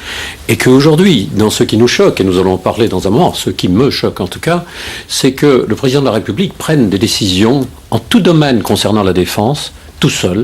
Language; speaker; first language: French; native; French